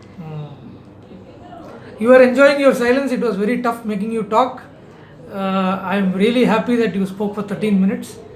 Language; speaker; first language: English; non-native, local second language; Tamil